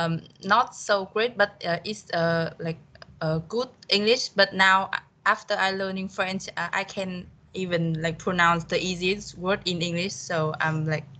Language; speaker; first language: English; non-native, fluent; Vietnamese